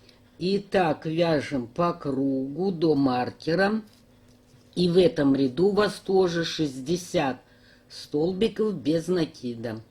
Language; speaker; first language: Russian; native; Russian